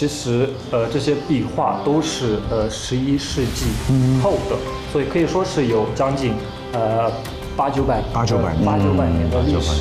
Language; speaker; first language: Chinese; native; Chinese